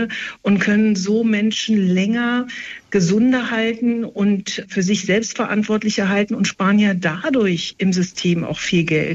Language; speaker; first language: German; native; German